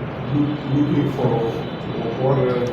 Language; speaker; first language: English; non-native, learner; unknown